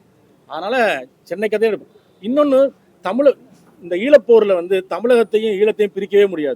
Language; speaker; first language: Tamil; native; Tamil